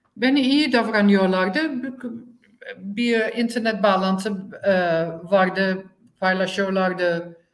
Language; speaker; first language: Turkish; non-native, learner; Dutch